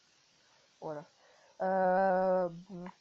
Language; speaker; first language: French; native; French